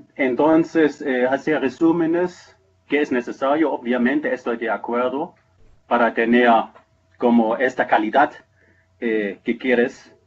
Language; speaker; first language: Spanish; non-native, fluent; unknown